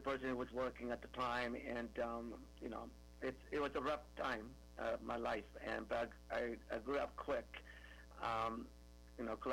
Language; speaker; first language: English; non-native, local second language; Filipino